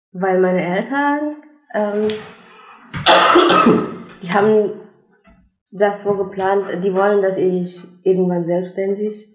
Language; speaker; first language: German; non-native, fluent; Indonesian